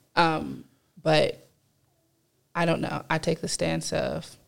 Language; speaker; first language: English; native; English